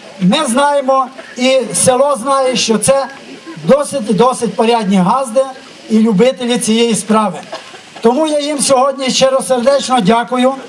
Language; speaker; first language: Ukrainian; native; Ukrainian